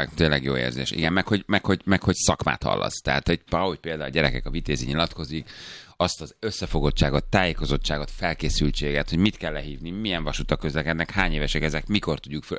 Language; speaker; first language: Hungarian; native; Hungarian